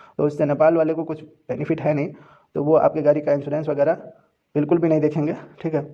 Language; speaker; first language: Hindi; native; Hindi